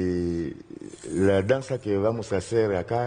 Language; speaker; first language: Spanish; non-native, learner; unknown